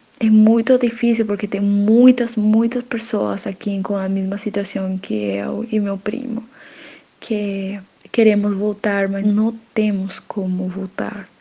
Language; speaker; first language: Portuguese; non-native, learner; Spanish